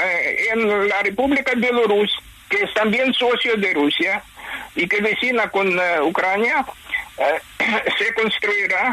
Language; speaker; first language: Spanish; non-native, fluent; Ukrainian